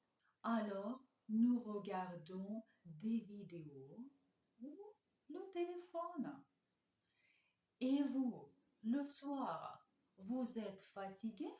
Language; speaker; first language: French; non-native, fluent; Russian